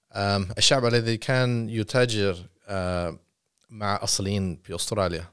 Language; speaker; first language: Arabic; non-native, learner; English